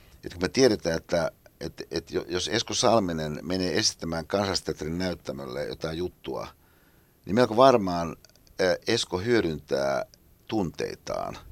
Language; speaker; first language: Finnish; native; Finnish